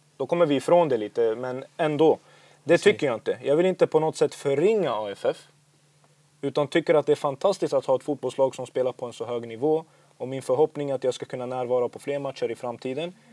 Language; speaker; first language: Swedish; early bilingual, other home language; Assyrian Neo-Aramaic